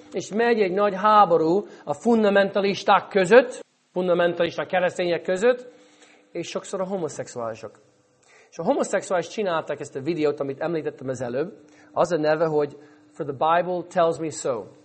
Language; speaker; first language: Hungarian; non-native, fluent; English